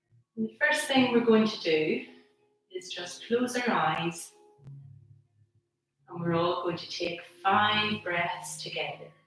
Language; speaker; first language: English; native; English